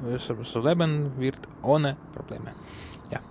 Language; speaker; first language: German; non-native, learner; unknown